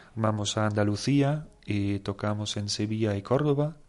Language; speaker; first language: Spanish; non-native, fluent; German